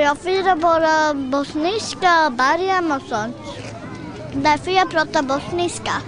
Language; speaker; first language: Swedish; early bilingual, other home language; Bosnian